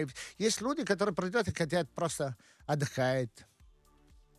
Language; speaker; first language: Russian; non-native, learner; Italian